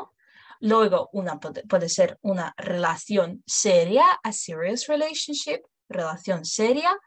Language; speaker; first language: Spanish; non-native, fluent; English